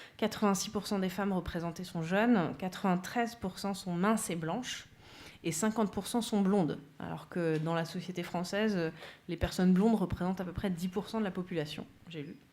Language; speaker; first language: French; native; French